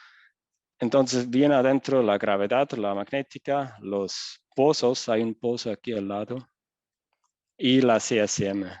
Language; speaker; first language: Spanish; non-native, fluent; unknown